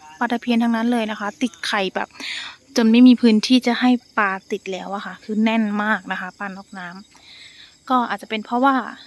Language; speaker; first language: Thai; native; Thai